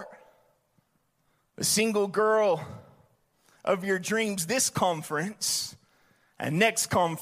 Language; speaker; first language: English; native; English